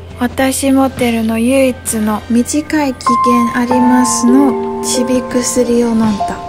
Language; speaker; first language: Japanese; non-native, learner; Chinese